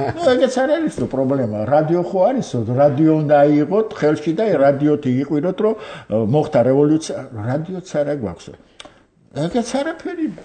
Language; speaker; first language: Georgian; non-native, local second language; Armenian